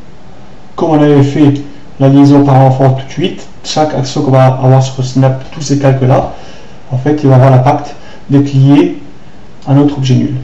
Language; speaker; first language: French; native; French